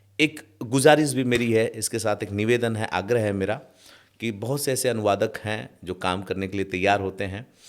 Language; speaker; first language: Hindi; native; Hindi